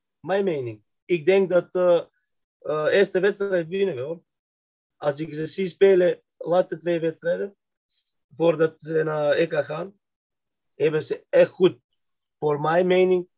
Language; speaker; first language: Dutch; non-native, fluent; Macedonian